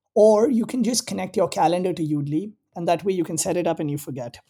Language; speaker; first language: English; non-native, local second language; Hindi